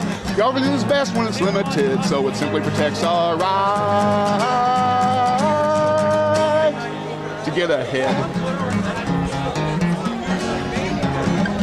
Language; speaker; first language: English; native; English